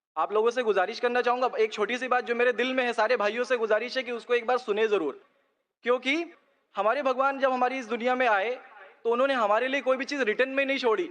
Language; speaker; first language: Hindi; native; Hindi